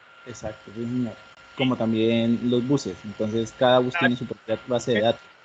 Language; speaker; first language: Spanish; native; Spanish